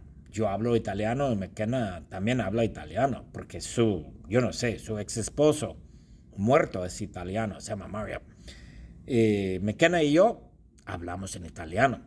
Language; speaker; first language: Spanish; non-native, fluent; English